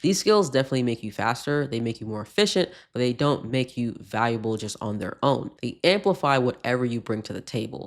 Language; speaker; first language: English; native; English